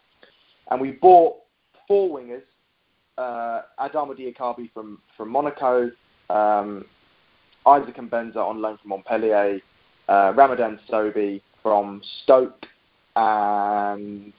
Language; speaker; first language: English; native; English